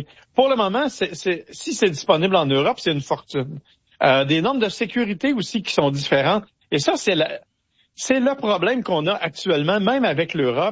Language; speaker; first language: French; native; French